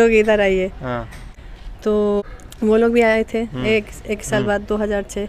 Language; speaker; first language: Hindi; non-native, fluent; Spanish